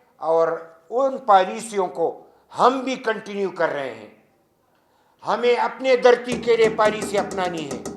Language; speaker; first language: Urdu; non-native, local second language; Pashto